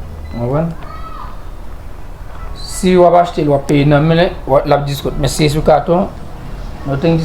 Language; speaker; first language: Portuguese; non-native, learner; Haitian Creole